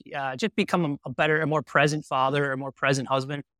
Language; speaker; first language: English; native; English